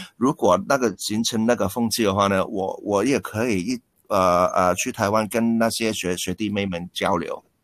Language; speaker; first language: Chinese; non-native, local second language; Cantonese